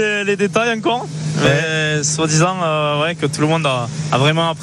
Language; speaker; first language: French; native; French